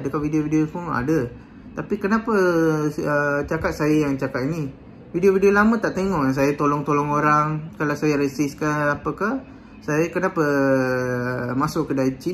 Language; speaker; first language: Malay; non-native, local second language; Tamil